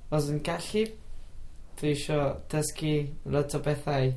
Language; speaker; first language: Welsh; non-native, learner; Spanish